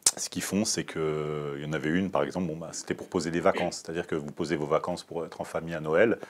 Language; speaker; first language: French; native; French